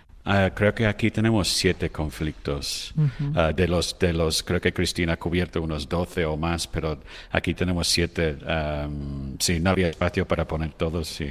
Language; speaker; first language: Spanish; non-native, fluent; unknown